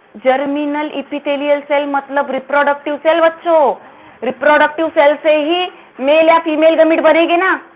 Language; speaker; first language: Hindi; non-native, local second language; Marathi